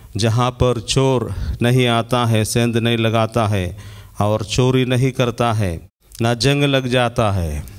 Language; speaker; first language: Hindi; non-native, local second language; Malayalam